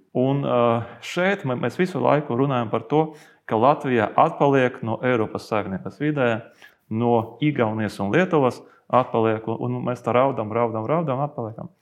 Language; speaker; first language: Latvian; non-native, local second language; Russian